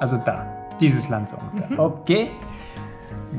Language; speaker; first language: German; non-native, fluent; Indonesian